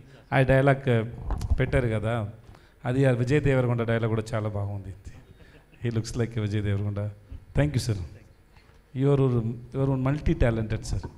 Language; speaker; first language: Telugu; non-native, learner; Tamil